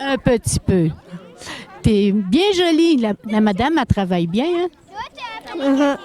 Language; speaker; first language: French; native; French